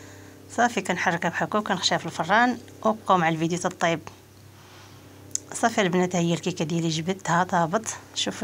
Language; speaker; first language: Arabic; native; Arabic